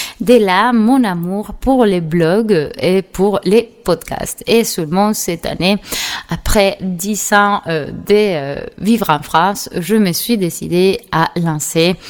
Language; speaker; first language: French; non-native, fluent; Spanish